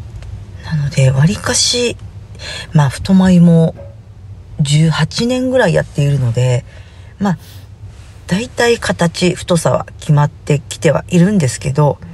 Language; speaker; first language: Japanese; native; Japanese